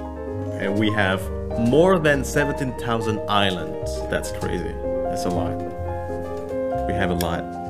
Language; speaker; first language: English; non-native, fluent; Indonesian